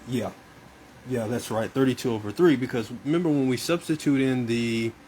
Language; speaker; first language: English; native; English